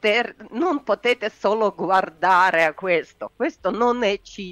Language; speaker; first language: Italian; non-native, learner; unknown